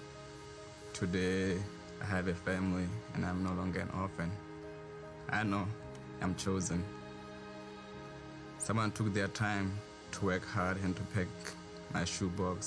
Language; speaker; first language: English; non-native, local second language; Southern Sotho